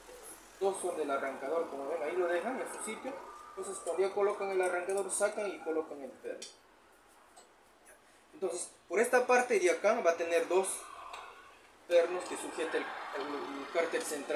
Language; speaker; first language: Spanish; native; Spanish